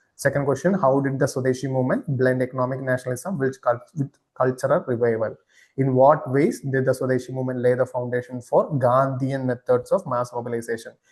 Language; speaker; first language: English; non-native, local second language; Malayalam